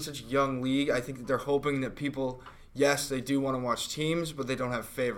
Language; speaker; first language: English; native; English